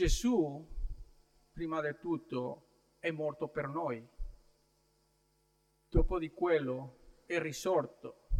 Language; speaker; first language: Italian; non-native, learner; Spanish